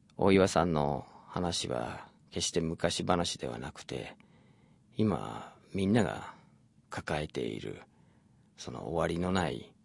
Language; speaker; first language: Japanese; non-native, fluent; English